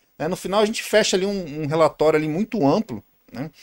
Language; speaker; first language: Portuguese; native; Portuguese